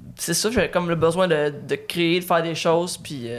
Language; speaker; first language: French; native; French